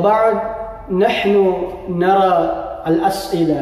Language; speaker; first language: Arabic; non-native, fluent; Malayalam